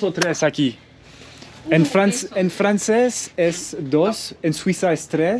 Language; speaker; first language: Spanish; non-native, learner; French